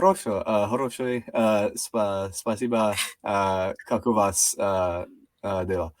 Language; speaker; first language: Russian; non-native, learner; English